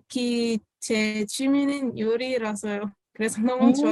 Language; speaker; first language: Korean; non-native, fluent; Arabic